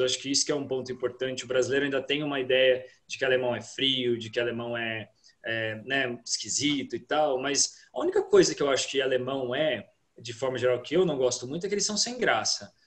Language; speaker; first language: Portuguese; native; Portuguese